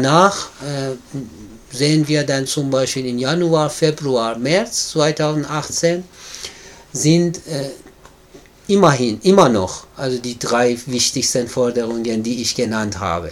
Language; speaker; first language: German; non-native, fluent; Persian